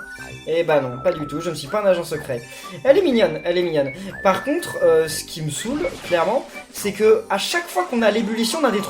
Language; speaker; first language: French; native; French